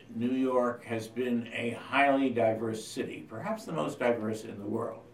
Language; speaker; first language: English; native; English